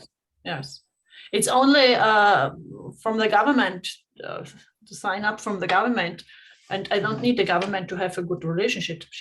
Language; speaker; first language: English; non-native, fluent; German